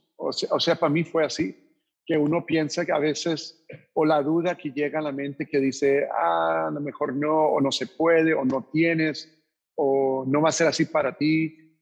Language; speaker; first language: Spanish; native; Spanish